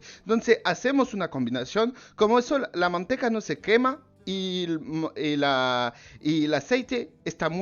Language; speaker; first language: Spanish; non-native, learner; French